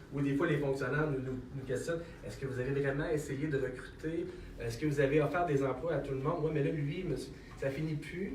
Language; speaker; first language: French; native; French